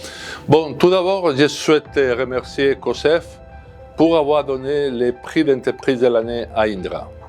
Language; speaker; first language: French; non-native, fluent; Spanish